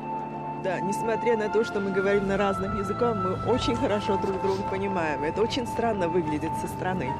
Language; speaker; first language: Russian; non-native, fluent; Japanese